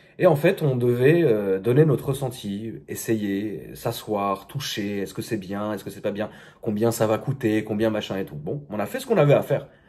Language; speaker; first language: French; native; French